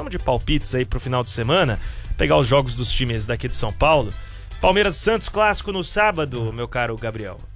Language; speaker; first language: Portuguese; native; Portuguese